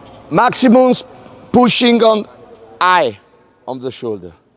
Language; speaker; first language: English; non-native, learner; Italian